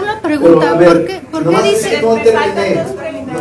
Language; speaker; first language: Spanish; native; Spanish